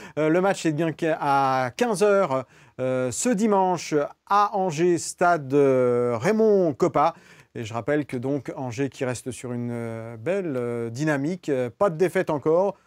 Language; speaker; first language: French; native; French